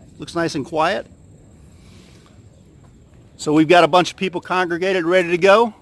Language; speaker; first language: English; native; English